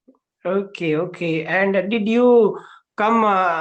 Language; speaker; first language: English; non-native, learner; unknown